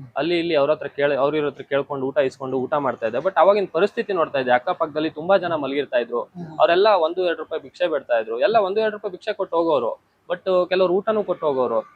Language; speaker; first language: Kannada; native; Kannada